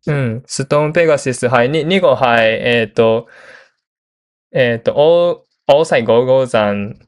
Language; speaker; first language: Chinese; non-native, learner; Japanese